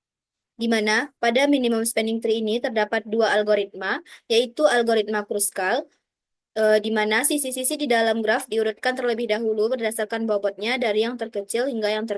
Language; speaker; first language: Indonesian; native; Indonesian